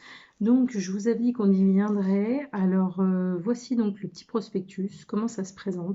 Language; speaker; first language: French; native; French